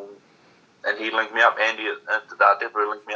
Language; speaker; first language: English; native; English